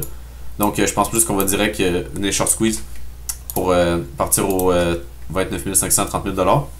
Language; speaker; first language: French; native; French